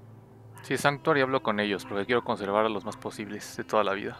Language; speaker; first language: Spanish; native; Spanish